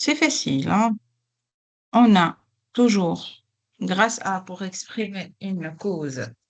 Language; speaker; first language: French; non-native, local second language; Arabic